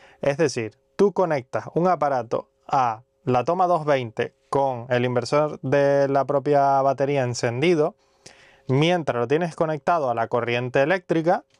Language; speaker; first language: Spanish; native; Spanish